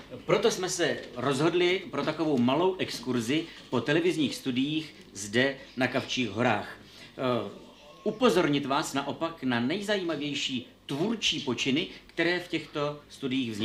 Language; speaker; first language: Czech; native; Czech